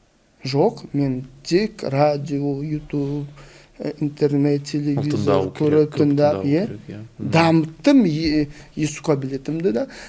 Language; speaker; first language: Kazakh; non-native, local second language; Russian